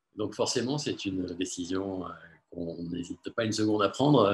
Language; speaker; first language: French; native; French